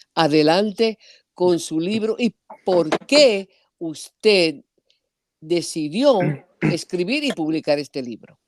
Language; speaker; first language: Spanish; early bilingual, heritage; Spanish